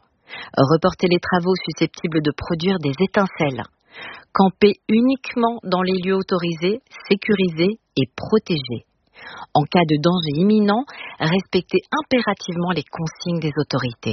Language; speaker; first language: French; native; French